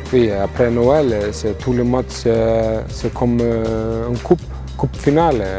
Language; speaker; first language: French; non-native, learner; Icelandic